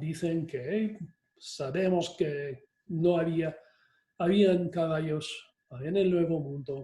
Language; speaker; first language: Spanish; non-native, fluent; English